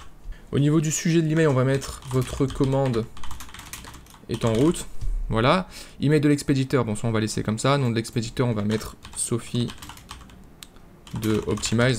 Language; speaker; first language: French; native; French